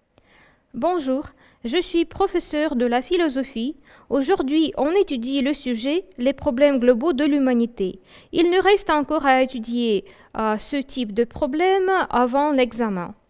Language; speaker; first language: French; non-native, fluent; Russian